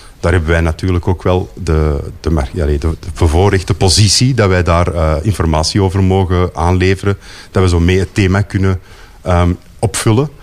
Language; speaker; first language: Dutch; native; Dutch